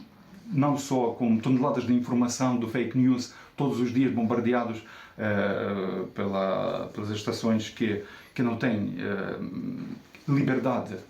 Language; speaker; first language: Portuguese; non-native, fluent; Ukrainian